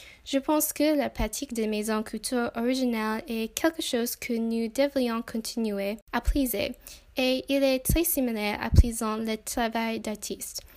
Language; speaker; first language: French; non-native, learner; English